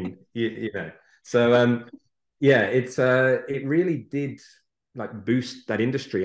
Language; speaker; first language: English; native; English